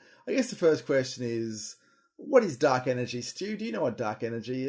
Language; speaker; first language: English; native; English